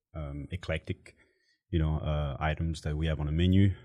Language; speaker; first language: English; non-native, fluent; French